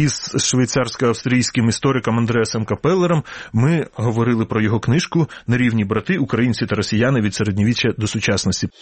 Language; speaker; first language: Ukrainian; native; Ukrainian